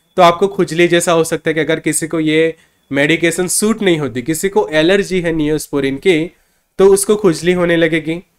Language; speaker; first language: Hindi; non-native, local second language; Gujarati